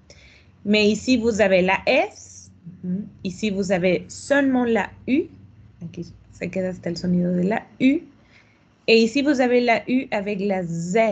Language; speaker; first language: French; non-native, fluent; Spanish